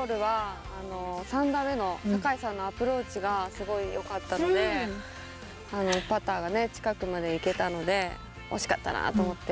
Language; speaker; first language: Japanese; native; Japanese